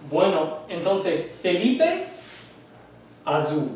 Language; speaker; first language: Spanish; non-native, fluent; English